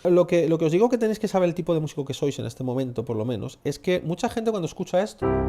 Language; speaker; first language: Spanish; native; Spanish